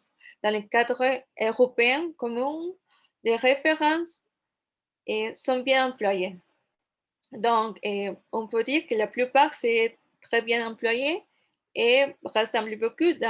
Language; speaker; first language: French; non-native, fluent; Spanish